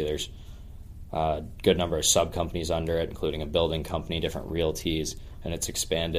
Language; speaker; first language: English; native; English